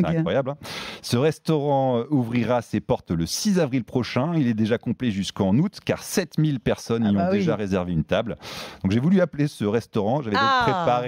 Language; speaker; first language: French; native; French